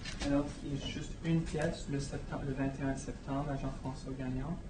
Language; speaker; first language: French; non-native, fluent; English